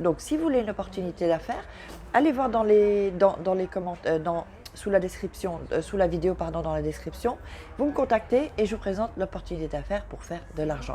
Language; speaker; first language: French; native; French